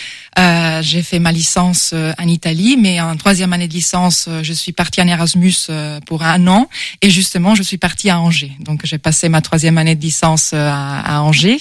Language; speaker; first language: French; non-native, fluent; Italian